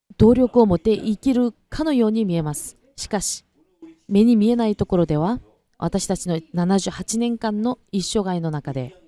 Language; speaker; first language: Japanese; non-native, fluent; Korean